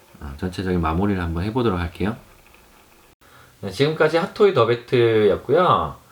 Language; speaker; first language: Korean; native; Korean